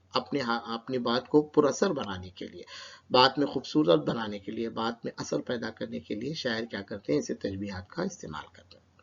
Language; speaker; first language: Urdu; native; Urdu